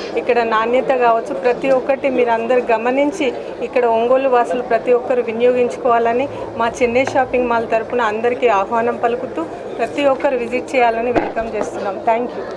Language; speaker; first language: Telugu; native; Telugu